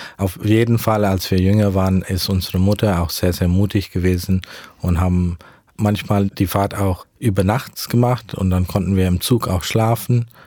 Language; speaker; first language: German; early bilingual, heritage; German